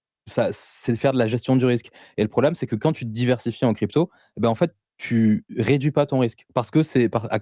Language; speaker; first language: French; native; French